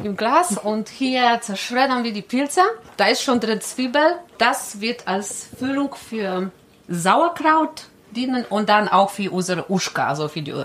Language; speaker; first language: German; non-native, learner; Polish